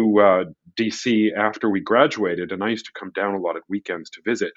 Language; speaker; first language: English; native; English